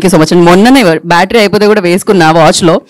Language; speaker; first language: Telugu; native; Telugu